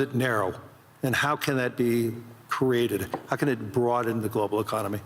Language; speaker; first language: English; native; English